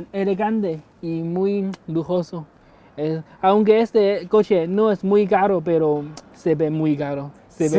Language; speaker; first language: Spanish; non-native, learner; Chinese